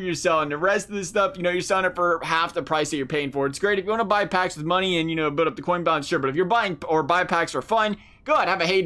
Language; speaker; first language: English; native; English